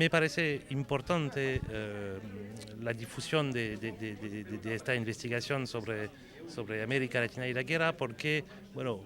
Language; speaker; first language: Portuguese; non-native, learner; Spanish